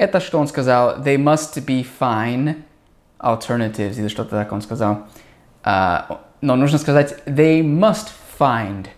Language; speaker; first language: Russian; non-native, fluent; English